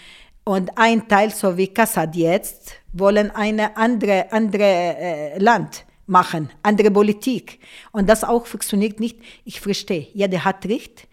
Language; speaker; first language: German; non-native, local second language; Arabic